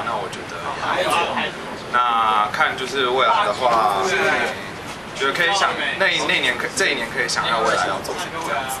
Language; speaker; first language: Chinese; non-native, local second language; Cantonese